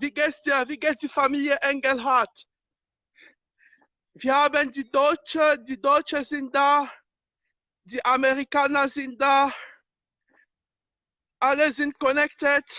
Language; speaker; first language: German; non-native, learner; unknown